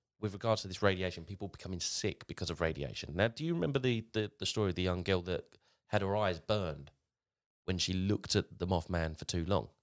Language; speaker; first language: English; native; English